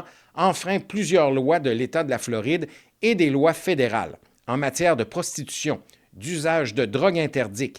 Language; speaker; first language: French; native; French